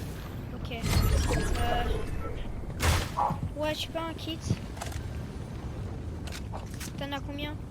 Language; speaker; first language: French; native; French